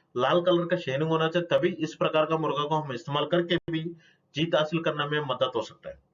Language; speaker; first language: Hindi; non-native, local second language; Telugu